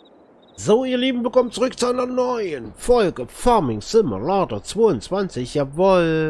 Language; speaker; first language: German; native; German